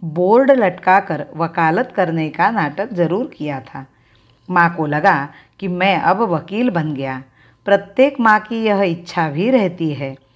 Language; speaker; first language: Hindi; non-native, local second language; Marathi